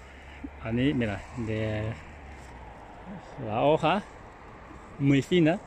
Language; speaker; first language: Spanish; non-native, learner; Chinese